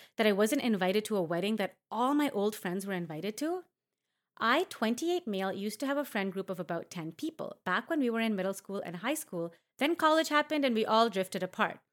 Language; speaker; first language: English; early bilingual, other home language; Hindi